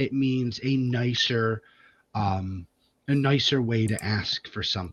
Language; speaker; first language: English; native; English